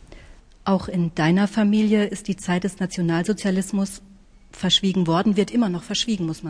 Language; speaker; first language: German; native; German